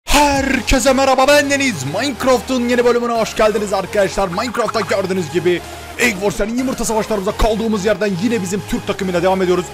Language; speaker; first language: Turkish; native; Turkish